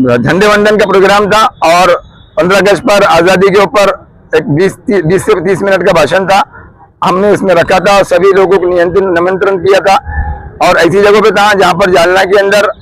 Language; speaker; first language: Hindi; non-native, local second language; Urdu